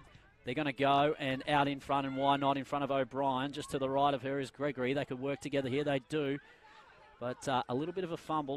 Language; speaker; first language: English; native; English